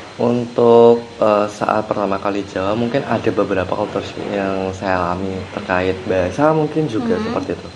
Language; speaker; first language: Indonesian; native; Indonesian